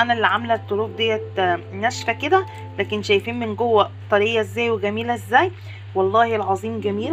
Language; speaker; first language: Arabic; native; Arabic